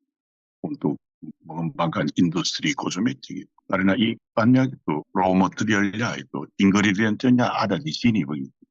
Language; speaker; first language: Indonesian; non-native, fluent; Korean